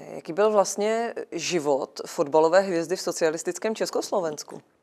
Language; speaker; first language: Czech; native; Czech